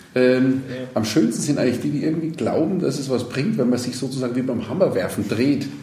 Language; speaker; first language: German; native; German